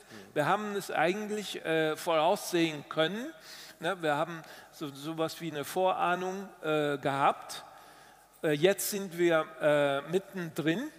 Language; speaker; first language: German; non-native, fluent; Dutch